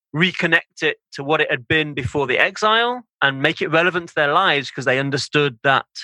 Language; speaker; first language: English; native; English